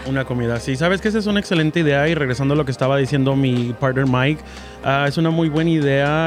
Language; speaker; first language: Spanish; native; Spanish